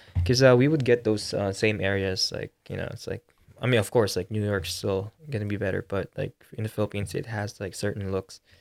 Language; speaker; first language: English; non-native, local second language; Filipino